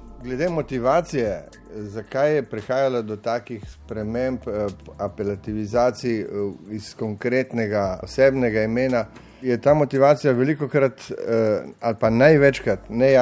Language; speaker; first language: Slovenian; native; Slovenian